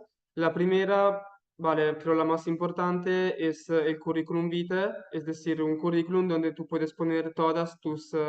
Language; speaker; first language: Spanish; non-native, learner; Italian